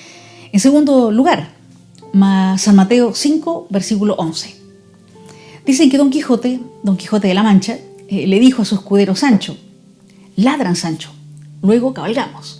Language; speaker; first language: Spanish; native; Spanish